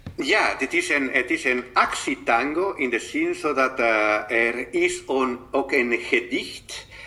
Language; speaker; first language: Dutch; non-native, fluent; Spanish